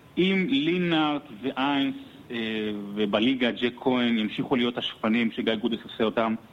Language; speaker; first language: Hebrew; native; Hebrew